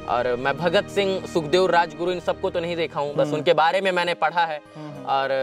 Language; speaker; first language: Hindi; native; Hindi